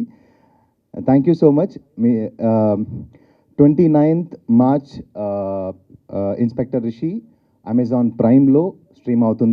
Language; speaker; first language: Telugu; non-native, learner; Tamil